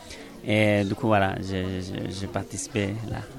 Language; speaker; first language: French; non-native, learner; Tibetan